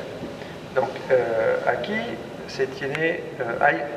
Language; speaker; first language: Spanish; non-native, learner; French